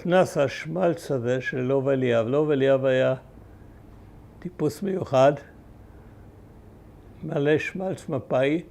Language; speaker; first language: Hebrew; early bilingual, other home language; German